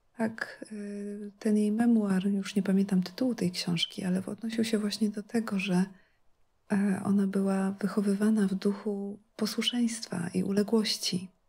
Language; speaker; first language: Polish; native; Polish